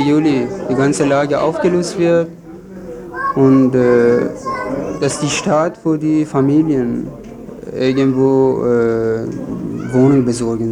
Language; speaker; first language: German; non-native, fluent; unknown